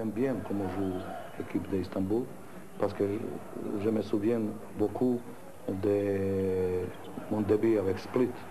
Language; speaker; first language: French; non-native, learner; Croatian